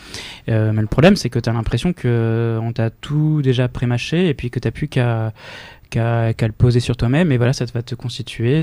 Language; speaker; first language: French; native; French